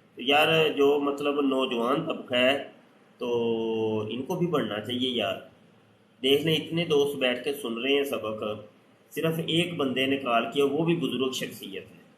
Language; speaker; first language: Urdu; non-native, local second language; Punjabi